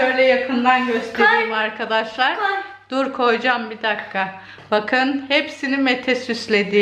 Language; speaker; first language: Turkish; early bilingual, heritage; Turkish